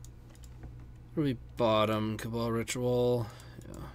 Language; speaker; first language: English; native; English